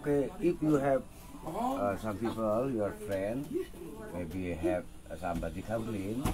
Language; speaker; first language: English; non-native, learner; Balinese